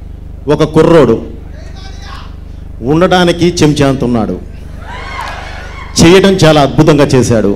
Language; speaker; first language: Telugu; native; Telugu